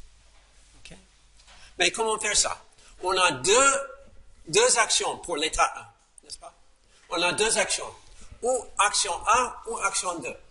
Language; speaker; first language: French; non-native, fluent; English